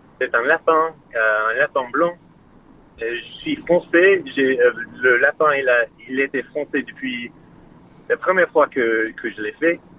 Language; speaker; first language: French; non-native, learner; English